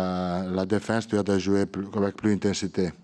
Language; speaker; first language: French; non-native, learner; Italian